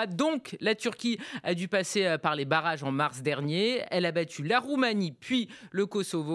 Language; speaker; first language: French; native; French